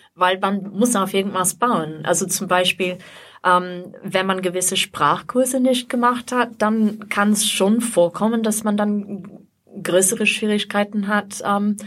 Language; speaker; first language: German; non-native, fluent; English